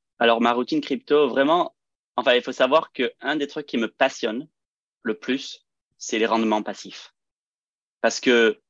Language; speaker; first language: French; early bilingual, heritage; French